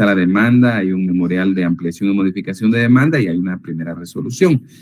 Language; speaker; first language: Spanish; native; Spanish